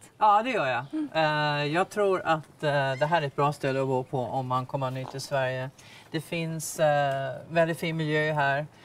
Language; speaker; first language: Swedish; native; Swedish